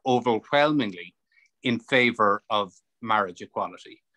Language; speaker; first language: English; native; English